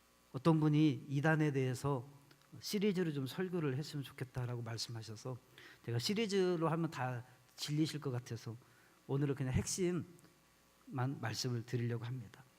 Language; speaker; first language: Korean; native; Korean